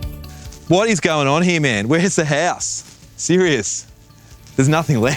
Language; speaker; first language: English; native; English